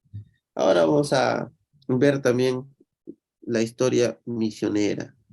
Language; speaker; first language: Spanish; native; Spanish